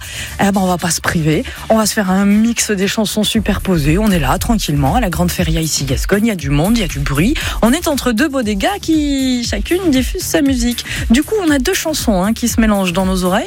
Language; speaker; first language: French; native; French